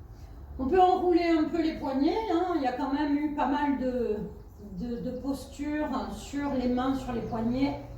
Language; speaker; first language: French; native; French